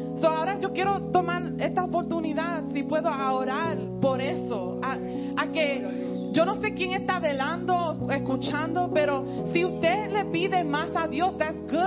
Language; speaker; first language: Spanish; early bilingual, heritage; Spanish